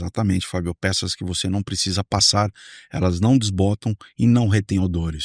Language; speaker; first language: Portuguese; native; Portuguese